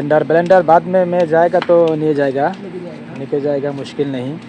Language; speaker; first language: Hindi; non-native, learner; Bangla